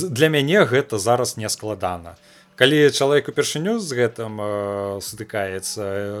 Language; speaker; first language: Belarusian; non-native, local second language; Russian